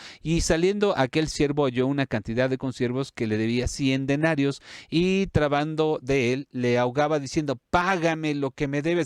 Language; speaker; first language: Spanish; native; Spanish